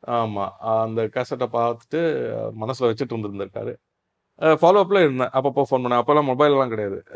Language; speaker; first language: Tamil; non-native, local second language; Kannada